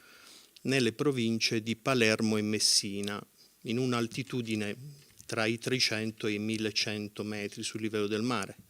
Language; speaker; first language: Italian; native; Italian